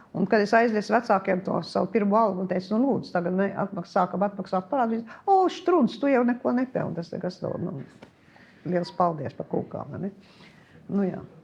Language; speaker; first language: Latvian; early bilingual, heritage; Latvian